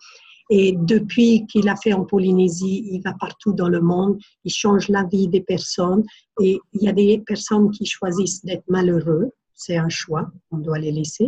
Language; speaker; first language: French; non-native, fluent; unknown